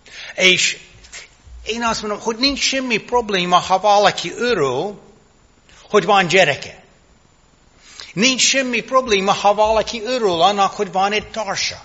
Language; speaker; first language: Hungarian; non-native, fluent; English